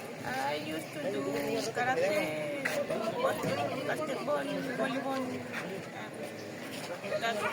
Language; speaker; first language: English; non-native, learner; Spanish